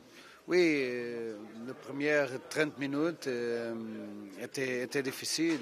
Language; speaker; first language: French; non-native, fluent; Portuguese